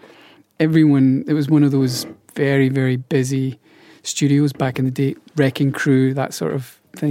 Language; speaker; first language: English; native; English